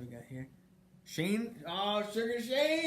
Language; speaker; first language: English; native; English